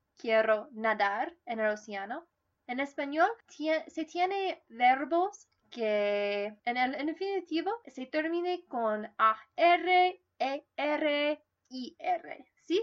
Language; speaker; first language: Spanish; non-native, learner; English